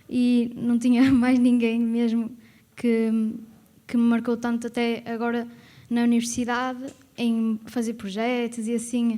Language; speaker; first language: Portuguese; native; Portuguese